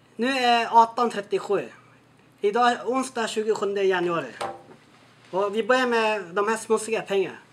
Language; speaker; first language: Swedish; non-native, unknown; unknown